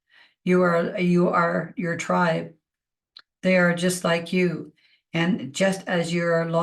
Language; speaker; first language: English; native; English